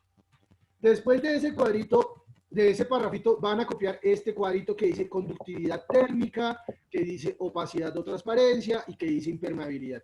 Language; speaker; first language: Spanish; native; Spanish